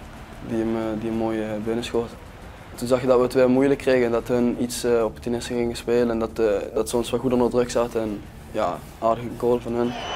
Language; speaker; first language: Dutch; native; Dutch